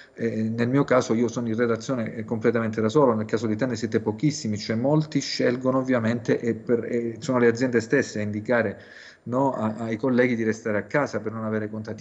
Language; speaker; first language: Italian; native; Italian